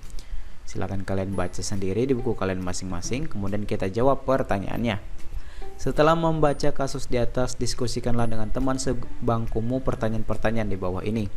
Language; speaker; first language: Indonesian; native; Indonesian